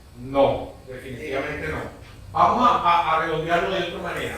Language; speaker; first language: Spanish; native; Spanish